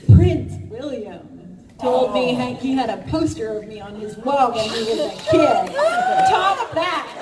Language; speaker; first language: English; native; English